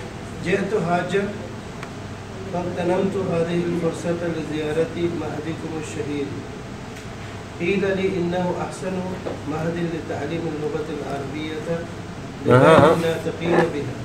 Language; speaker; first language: Arabic; non-native, learner; Urdu